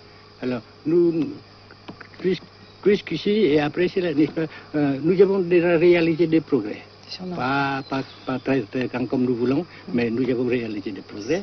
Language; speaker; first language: French; non-native, local second language; Vietnamese